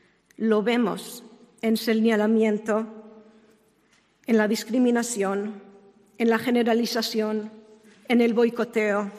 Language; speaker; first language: Spanish; non-native, fluent; Hebrew